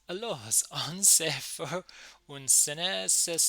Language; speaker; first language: French; non-native, learner; English